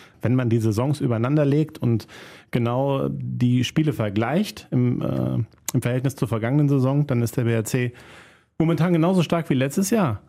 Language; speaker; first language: German; native; German